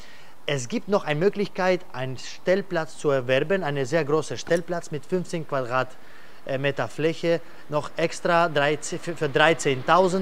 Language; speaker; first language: German; non-native, fluent; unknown